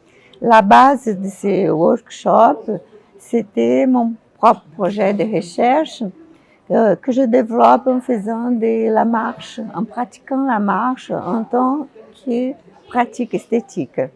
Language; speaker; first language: French; non-native, fluent; Portuguese